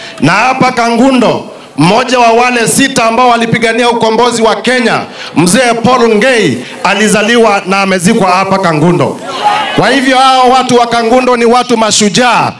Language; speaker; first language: Swahili; non-native, local second language; Kamba